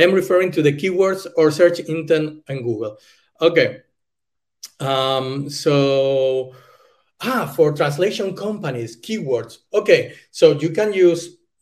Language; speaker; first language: English; non-native, fluent; Spanish